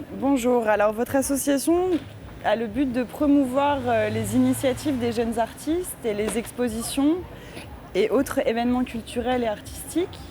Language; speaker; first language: French; native; French